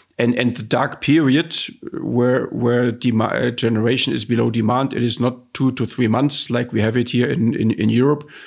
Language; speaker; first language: English; non-native, fluent; German